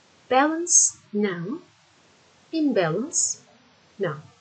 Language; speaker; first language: English; non-native, fluent; Turkish